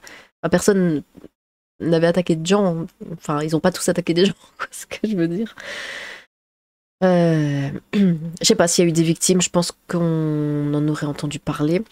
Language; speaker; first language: French; native; French